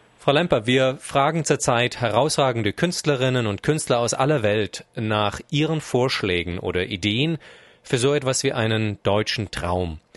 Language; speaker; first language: German; native; German